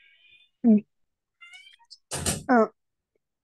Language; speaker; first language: French; non-native, learner; Arabic